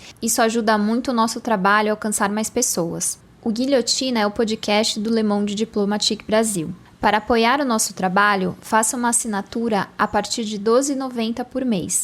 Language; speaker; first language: Portuguese; native; Portuguese